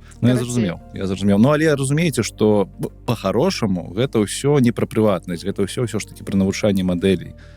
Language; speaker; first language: Belarusian; non-native, local second language; Russian